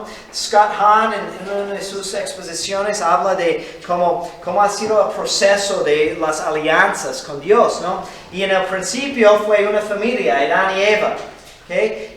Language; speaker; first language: Spanish; non-native, fluent; English